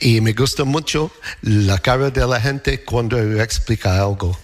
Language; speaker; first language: Spanish; non-native, fluent; English